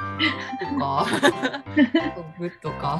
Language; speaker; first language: Japanese; native; Japanese